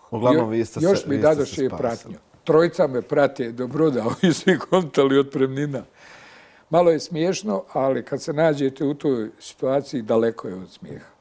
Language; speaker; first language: Bosnian; native; Bosnian